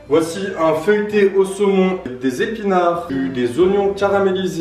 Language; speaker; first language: French; native; French